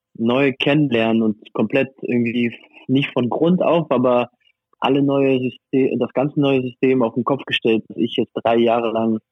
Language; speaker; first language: German; non-native, fluent; French